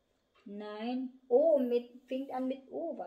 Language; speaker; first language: German; non-native, learner; Filipino